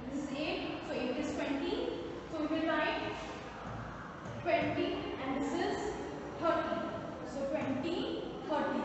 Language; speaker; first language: English; non-native, local second language; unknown